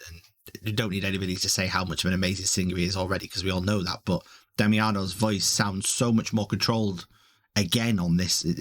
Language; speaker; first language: English; native; English